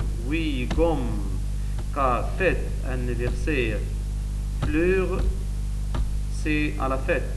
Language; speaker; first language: French; non-native, learner; Arabic